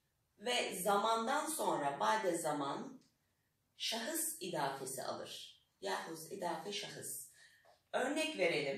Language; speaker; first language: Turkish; non-native, fluent; Arabic